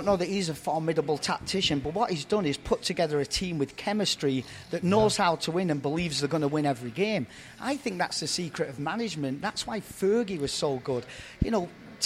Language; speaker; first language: English; native; English